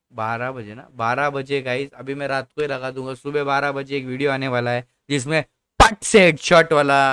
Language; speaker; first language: Hindi; non-native, local second language; Marathi